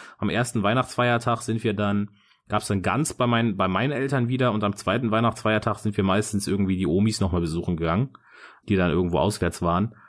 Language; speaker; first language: German; native; German